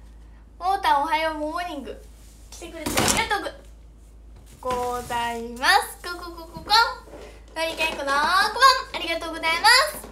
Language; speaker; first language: Japanese; native; Japanese